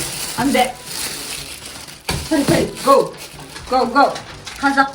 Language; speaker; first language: Korean; non-native, learner; Kazakh